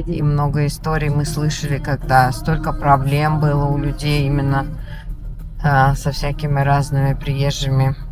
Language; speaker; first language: Russian; native; Russian